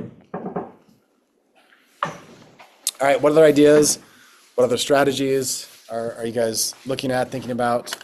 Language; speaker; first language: English; native; English